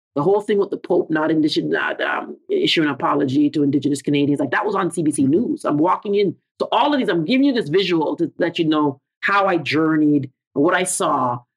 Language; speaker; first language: English; native; English